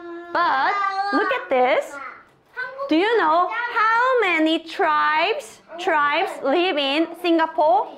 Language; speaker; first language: English; non-native, fluent; Korean